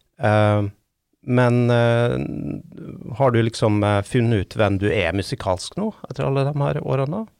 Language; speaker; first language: Norwegian; native; Norwegian